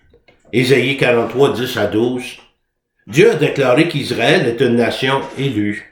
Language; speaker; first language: French; native; French